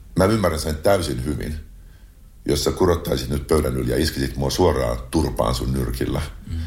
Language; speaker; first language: Finnish; native; Finnish